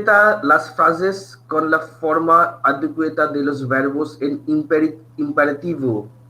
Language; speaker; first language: Spanish; non-native, fluent; Bangla